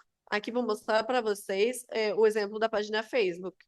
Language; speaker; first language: Portuguese; non-native, fluent; Spanish